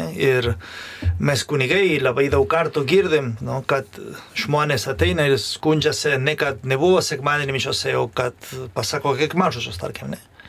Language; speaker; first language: Lithuanian; non-native, fluent; Spanish